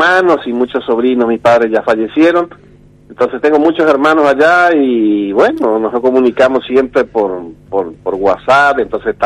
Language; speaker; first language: Spanish; non-native, local second language; Guarani